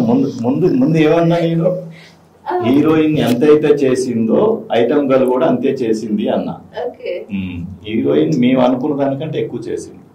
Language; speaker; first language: Telugu; native; Telugu